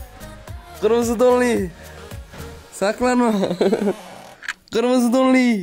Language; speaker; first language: Turkish; native; Turkish